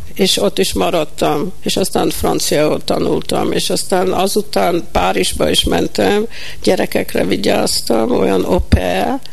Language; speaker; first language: Hungarian; early bilingual, heritage; Hungarian